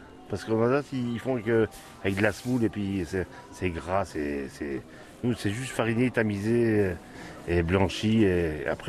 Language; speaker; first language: French; native; French